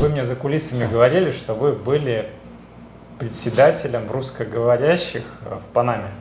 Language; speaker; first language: Russian; native; Russian